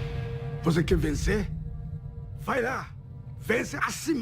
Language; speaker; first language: Portuguese; non-native, learner; Japanese